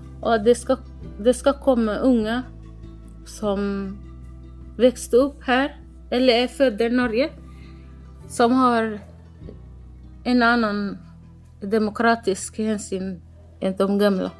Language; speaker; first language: Norwegian; non-native, learner; Somali